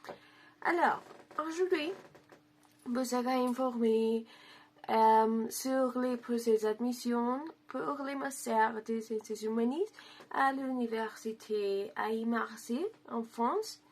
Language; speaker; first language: French; non-native, learner; Spanish